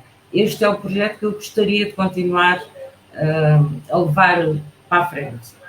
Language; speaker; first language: Portuguese; native; Portuguese